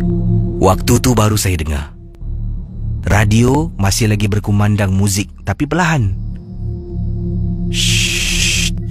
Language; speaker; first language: Malay; native; Malay